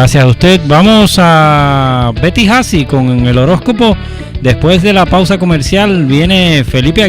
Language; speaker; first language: Spanish; native; Spanish